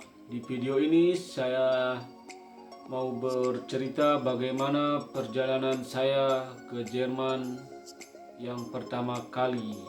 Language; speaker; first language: Indonesian; non-native, local second language; Sasak